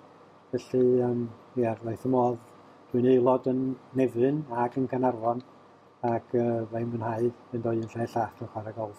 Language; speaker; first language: Welsh; native; Welsh